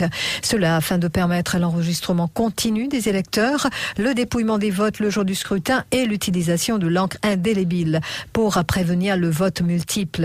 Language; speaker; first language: French; non-native, local second language; Morisyen